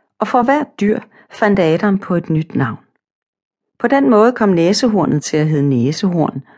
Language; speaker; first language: Danish; native; Danish